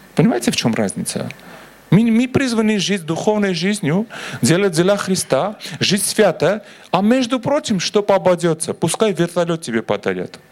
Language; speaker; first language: Russian; non-native, local second language; Armenian